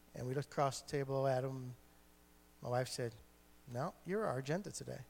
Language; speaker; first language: English; native; English